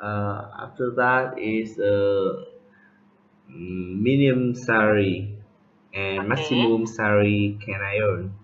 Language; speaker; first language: English; non-native, learner; Vietnamese